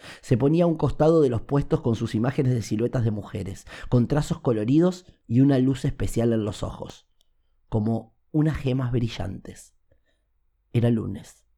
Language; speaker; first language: Spanish; native; Spanish